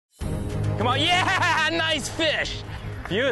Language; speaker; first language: English; native; English